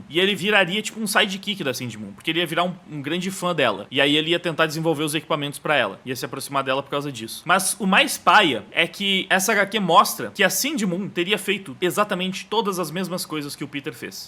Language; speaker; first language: Portuguese; native; Portuguese